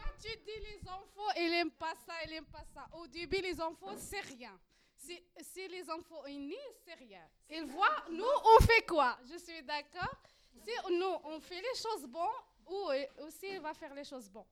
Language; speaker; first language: French; non-native, learner; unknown